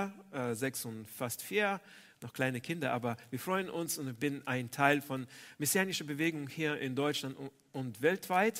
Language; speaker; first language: German; non-native, fluent; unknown